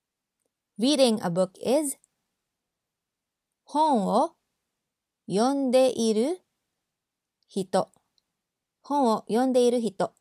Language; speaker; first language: Japanese; non-native, fluent; English